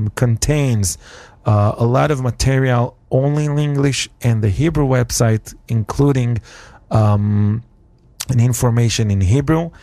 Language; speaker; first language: English; non-native, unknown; Hebrew